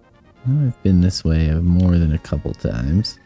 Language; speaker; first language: English; native; English